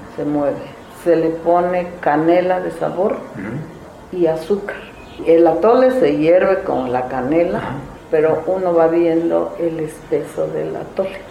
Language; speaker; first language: Spanish; native; Spanish